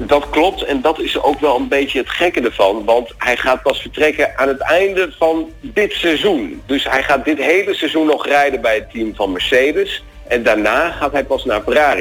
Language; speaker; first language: Dutch; native; Dutch